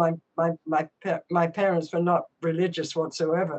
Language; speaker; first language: English; native; English